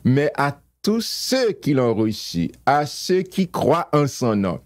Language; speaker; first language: French; non-native, local second language; Haitian Creole